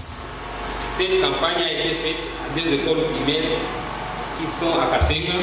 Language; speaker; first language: French; non-native, local second language; Swahili